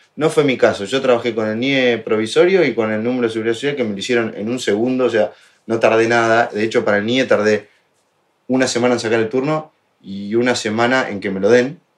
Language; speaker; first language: Spanish; native; Spanish